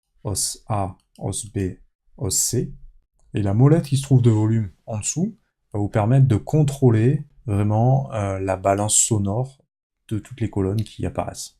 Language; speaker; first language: French; native; French